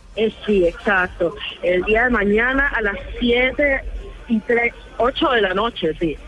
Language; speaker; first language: Spanish; native; Spanish